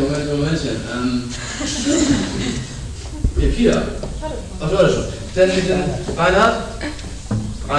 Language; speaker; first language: German; native; German